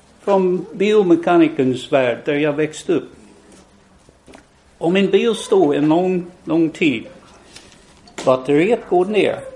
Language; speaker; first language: Swedish; non-native, fluent; English